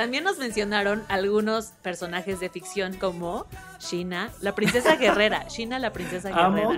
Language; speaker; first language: Spanish; native; Spanish